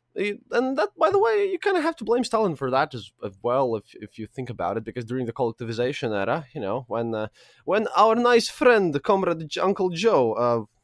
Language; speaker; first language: English; non-native, fluent; Russian